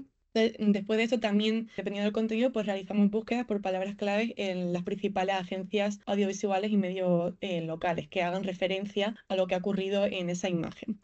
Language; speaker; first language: Spanish; native; Spanish